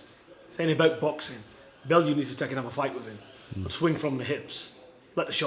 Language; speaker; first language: English; native; English